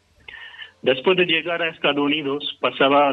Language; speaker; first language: Spanish; non-native, fluent; Hindi